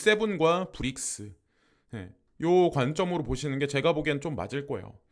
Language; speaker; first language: Korean; native; Korean